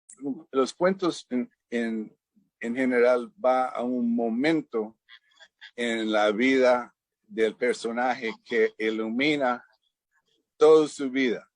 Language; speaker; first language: Spanish; non-native, fluent; English